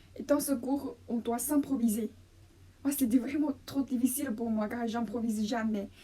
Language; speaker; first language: French; non-native, fluent; Chinese